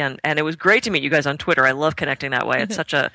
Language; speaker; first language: English; native; English